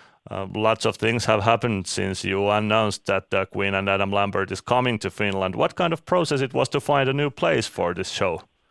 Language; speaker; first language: English; non-native, fluent; Finnish